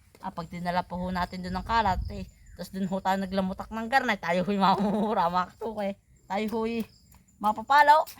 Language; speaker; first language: Filipino; native; Filipino